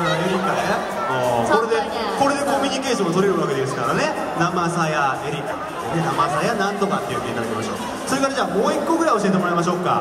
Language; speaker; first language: Japanese; native; Japanese